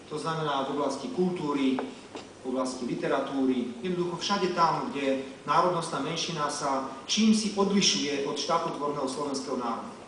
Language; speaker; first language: Slovak; native; Slovak